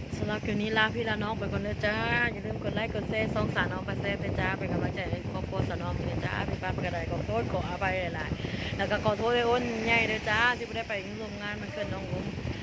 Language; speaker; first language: Thai; native; Thai